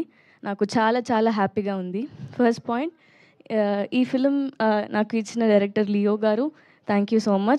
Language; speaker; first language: Telugu; non-native, learner; Tamil